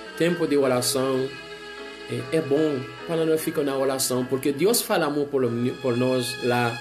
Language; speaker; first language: Portuguese; non-native, learner; Haitian Creole